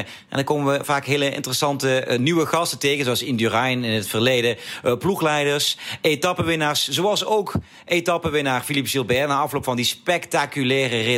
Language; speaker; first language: Dutch; native; Dutch